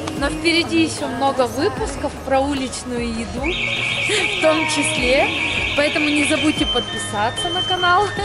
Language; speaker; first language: Russian; native; Russian